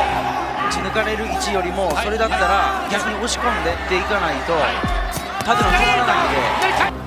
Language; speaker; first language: Japanese; native; Japanese